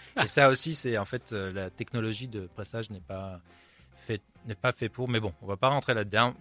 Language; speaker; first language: French; non-native, fluent; Hebrew